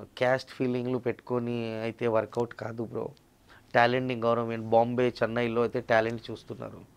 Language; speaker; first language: Telugu; non-native, local second language; Urdu